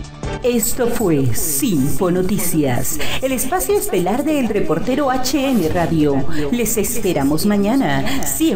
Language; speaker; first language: Spanish; native; Spanish